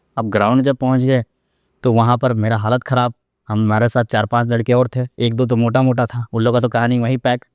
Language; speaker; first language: Hindi; native; Hindi